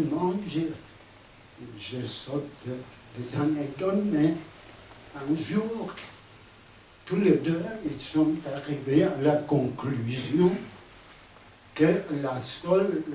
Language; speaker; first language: French; non-native, fluent; Spanish